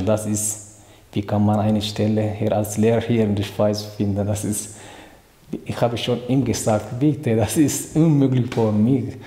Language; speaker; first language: German; non-native, learner; Tigrinya